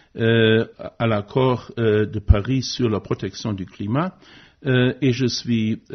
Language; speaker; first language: French; non-native, fluent; German